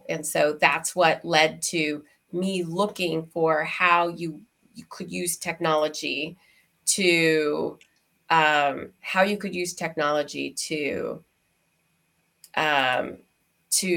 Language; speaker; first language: English; native; English